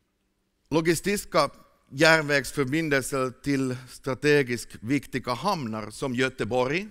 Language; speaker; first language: Swedish; non-native, fluent; Finnish